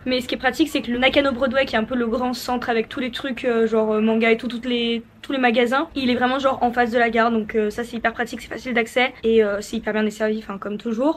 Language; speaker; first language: French; native; French